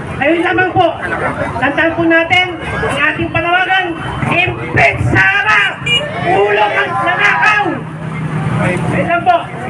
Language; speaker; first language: Filipino; native; Filipino